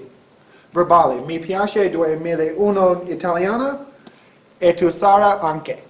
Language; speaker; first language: Italian; non-native, learner; English